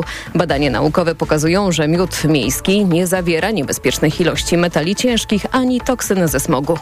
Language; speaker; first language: Polish; native; Polish